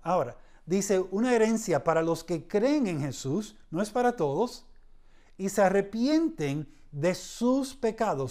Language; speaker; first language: Spanish; early bilingual, heritage; Spanish